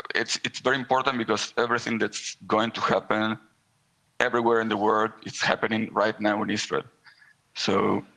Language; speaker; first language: English; non-native, fluent; Hebrew